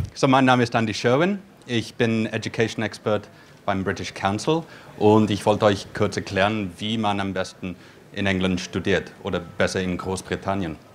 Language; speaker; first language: German; non-native, fluent; English